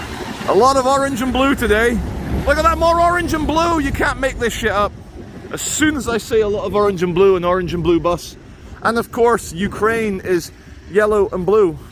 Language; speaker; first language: English; native; English